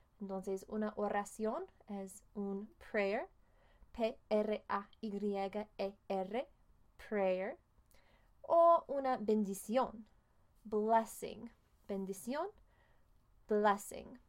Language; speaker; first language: Spanish; non-native, fluent; English